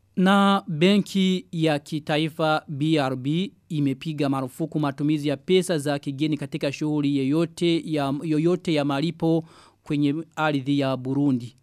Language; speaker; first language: Swahili; non-native, local second language; Rundi